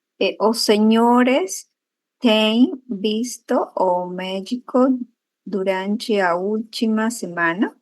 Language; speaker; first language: Portuguese; non-native, learner; Spanish